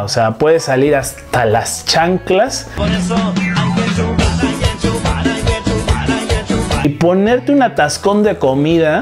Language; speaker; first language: Spanish; native; Spanish